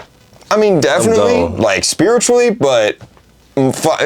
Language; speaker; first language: English; native; English